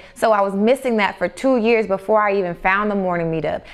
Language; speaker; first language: English; native; English